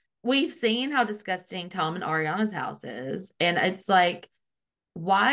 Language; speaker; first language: English; native; English